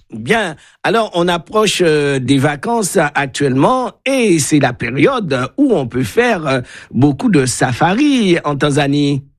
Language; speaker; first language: French; native; French